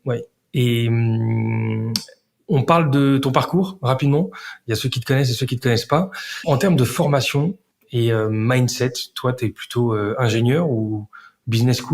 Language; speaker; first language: French; native; French